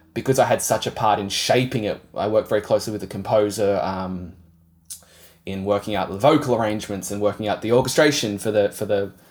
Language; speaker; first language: English; native; English